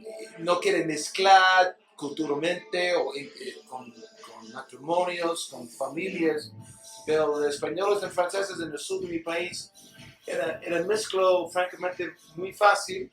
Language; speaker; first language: Spanish; non-native, learner; English